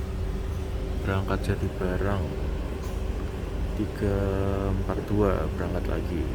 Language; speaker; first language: Indonesian; native; Indonesian